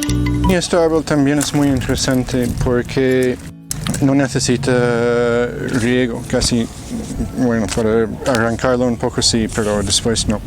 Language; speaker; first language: Spanish; non-native, fluent; English